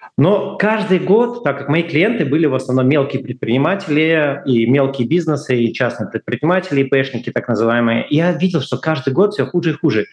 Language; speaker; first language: Russian; native; Russian